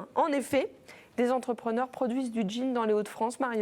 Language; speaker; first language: French; native; French